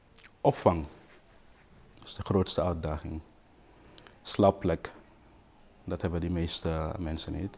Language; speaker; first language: Dutch; non-native, fluent; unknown